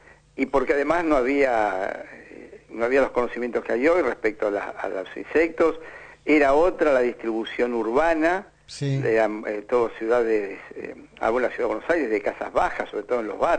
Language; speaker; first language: Spanish; native; Spanish